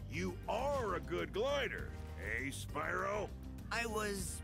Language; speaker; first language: English; native; English